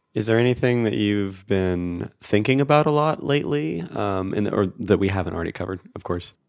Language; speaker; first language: English; native; English